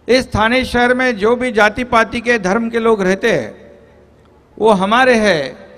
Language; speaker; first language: Hindi; non-native, local second language; Marathi